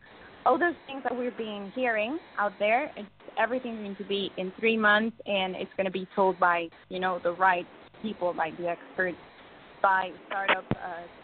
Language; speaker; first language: English; non-native, fluent; Spanish